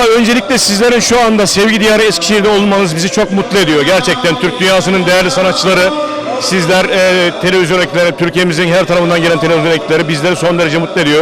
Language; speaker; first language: Turkish; native; Turkish